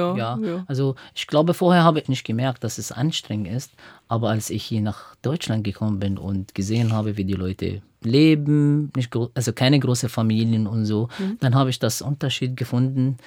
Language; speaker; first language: German; non-native, fluent; Arabic